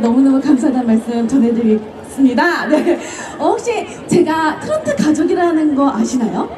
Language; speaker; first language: Korean; native; Korean